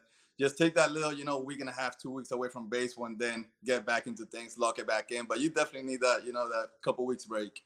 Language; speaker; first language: English; early bilingual, other home language; Spanish